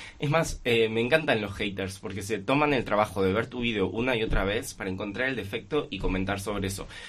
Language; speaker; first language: Spanish; native; Spanish